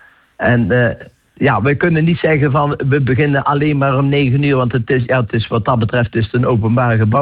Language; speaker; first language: Dutch; native; Dutch